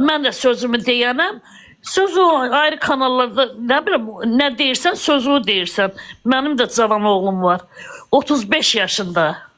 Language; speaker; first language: Azerbaijani; non-native, local second language; Russian